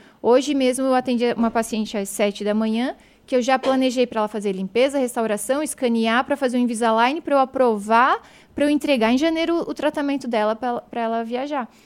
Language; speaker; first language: Portuguese; native; Portuguese